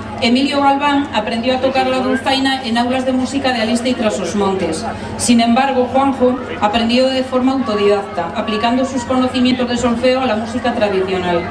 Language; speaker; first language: Spanish; native; Spanish